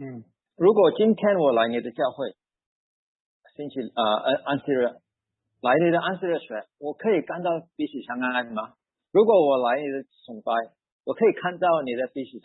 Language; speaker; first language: Chinese; early bilingual, heritage; Chinese